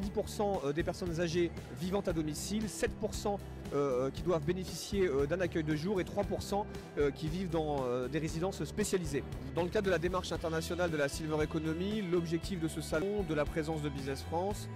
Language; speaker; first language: French; native; French